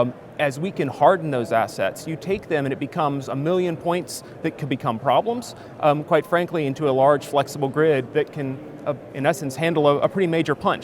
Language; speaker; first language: English; native; English